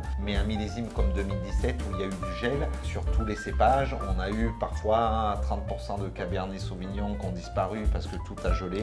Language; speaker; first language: French; native; French